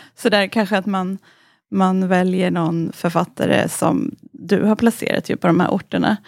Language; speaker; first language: Swedish; native; Swedish